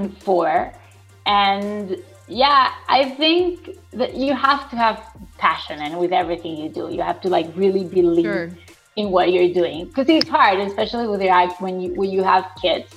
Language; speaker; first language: English; non-native, fluent; Spanish